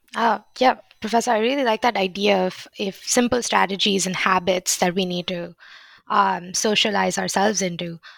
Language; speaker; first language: English; non-native, local second language; Hindi